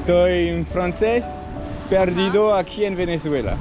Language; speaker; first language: Spanish; non-native, learner; French